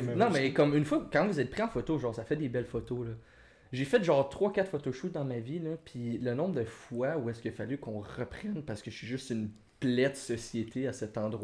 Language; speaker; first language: French; native; French